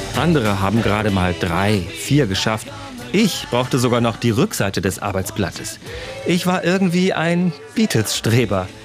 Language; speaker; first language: German; native; German